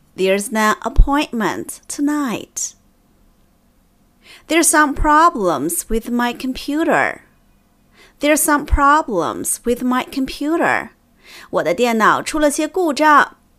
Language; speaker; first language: English; non-native, fluent; Chinese